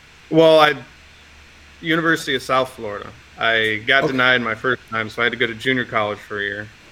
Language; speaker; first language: English; native; English